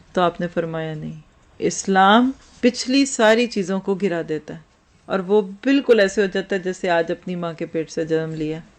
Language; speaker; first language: Urdu; native; Urdu